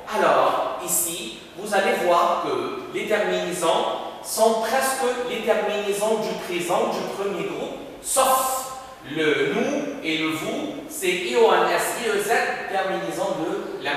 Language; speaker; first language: French; non-native, fluent; Arabic